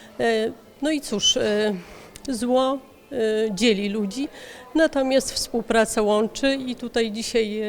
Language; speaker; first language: Polish; native; Polish